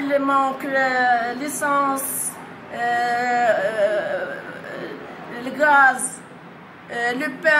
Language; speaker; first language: French; non-native, learner; Arabic